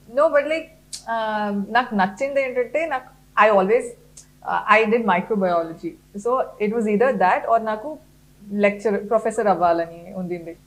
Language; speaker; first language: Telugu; non-native, local second language; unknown